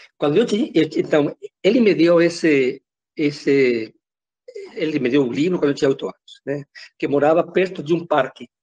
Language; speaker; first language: Portuguese; non-native, fluent; Spanish